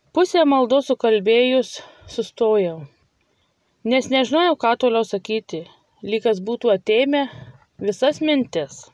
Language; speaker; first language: Lithuanian; native; Lithuanian